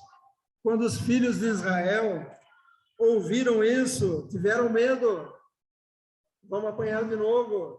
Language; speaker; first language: Portuguese; native; Portuguese